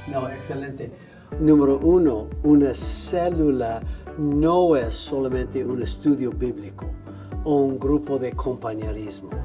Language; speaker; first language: Spanish; non-native, fluent; English